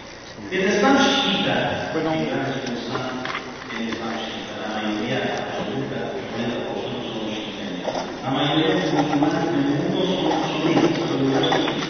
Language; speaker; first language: Spanish; non-native, fluent; Persian